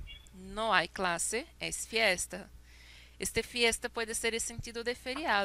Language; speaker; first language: Spanish; non-native, fluent; Portuguese